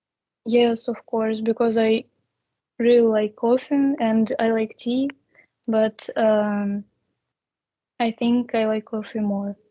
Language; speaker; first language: English; non-native, learner; Russian